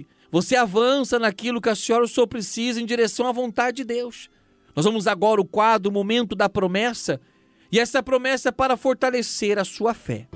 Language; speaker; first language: Portuguese; native; Portuguese